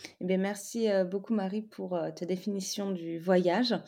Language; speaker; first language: French; native; French